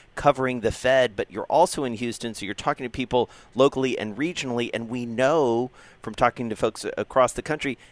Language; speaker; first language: English; native; English